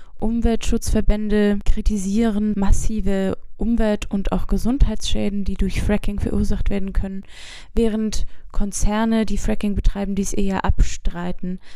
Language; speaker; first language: German; native; German